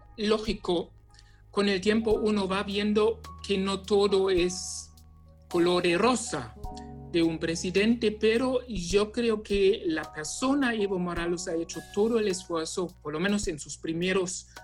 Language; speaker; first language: Spanish; non-native, fluent; German